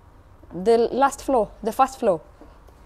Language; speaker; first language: English; non-native, fluent; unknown